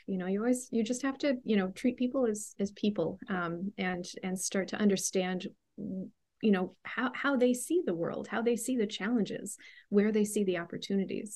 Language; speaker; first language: English; native; English